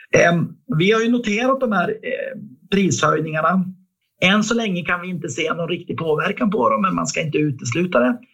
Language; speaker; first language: Swedish; native; Swedish